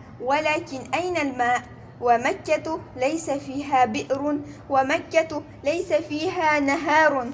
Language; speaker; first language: Arabic; non-native, fluent; Uzbek